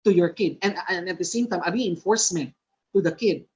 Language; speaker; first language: English; non-native, local second language; Filipino